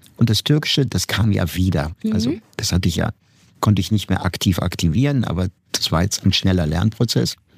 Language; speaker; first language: German; non-native, fluent; Turkish